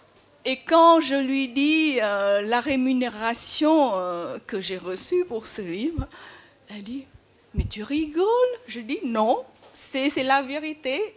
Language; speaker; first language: French; non-native, fluent; Vietnamese